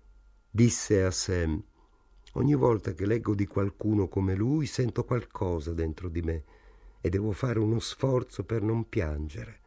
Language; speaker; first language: Italian; native; Italian